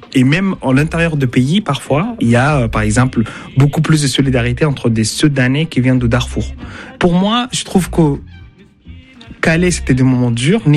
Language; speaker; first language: French; non-native, fluent; Arabic